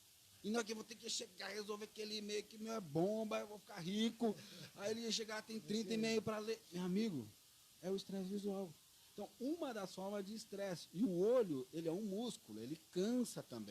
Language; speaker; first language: Portuguese; native; Portuguese